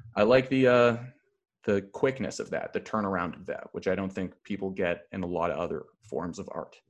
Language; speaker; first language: English; native; English